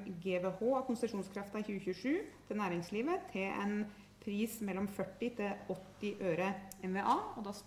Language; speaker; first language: Norwegian; native; Norwegian